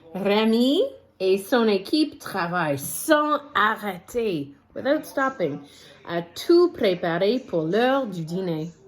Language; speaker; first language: French; non-native, fluent; English